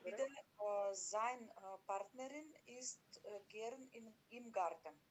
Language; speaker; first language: German; non-native, learner; Macedonian